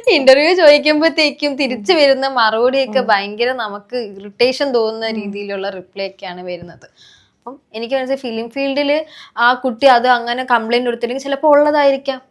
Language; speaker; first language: Malayalam; native; Malayalam